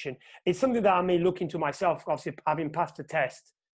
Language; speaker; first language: English; non-native, fluent; Portuguese